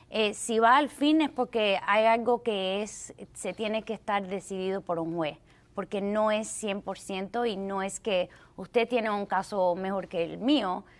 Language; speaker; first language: Spanish; early bilingual, heritage; Spanish